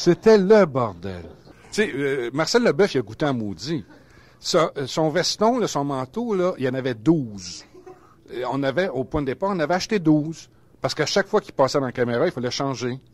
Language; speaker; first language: French; native; French